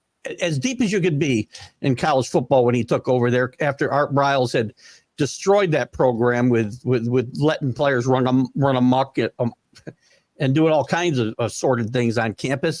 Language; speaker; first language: English; native; English